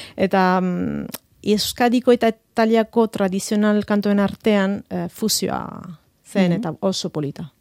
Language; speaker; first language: Basque; non-native, fluent; Italian